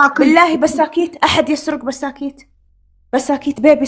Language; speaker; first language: Arabic; native; Arabic